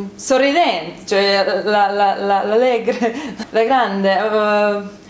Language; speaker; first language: Italian; non-native, fluent; Bosnian